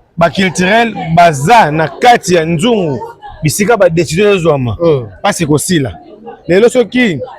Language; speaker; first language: Lingala; non-native, local second language; Kongo